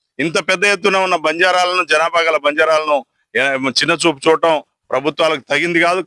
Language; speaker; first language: Telugu; non-native, local second language; Lambadi